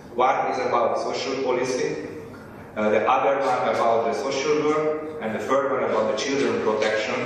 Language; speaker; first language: English; non-native, fluent; Hungarian